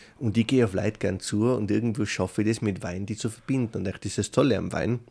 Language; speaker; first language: German; native; German